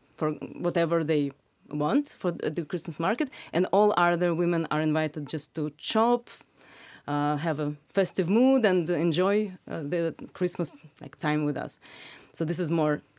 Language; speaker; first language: English; non-native, fluent; Russian